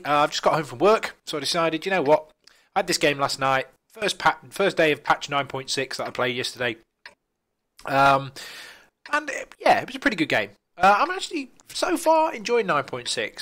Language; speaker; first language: English; native; English